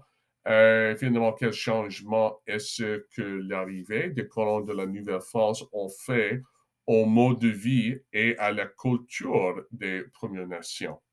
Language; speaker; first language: French; non-native, local second language; English